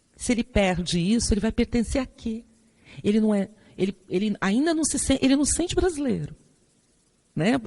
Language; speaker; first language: Portuguese; native; Portuguese